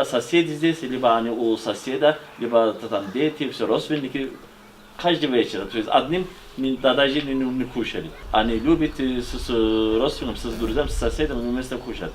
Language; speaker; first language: Russian; non-native, fluent; Turkish